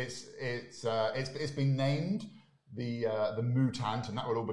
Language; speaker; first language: English; native; English